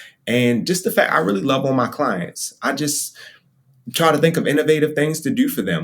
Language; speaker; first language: English; native; English